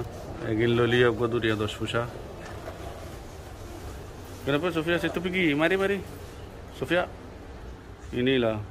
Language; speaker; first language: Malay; non-native, learner; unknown